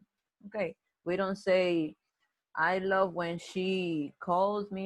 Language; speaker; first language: English; non-native, fluent; Spanish